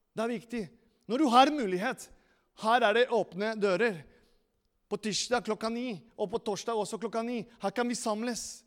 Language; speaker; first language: Norwegian; non-native, fluent; Spanish